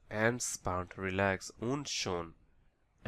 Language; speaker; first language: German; non-native, fluent; Bangla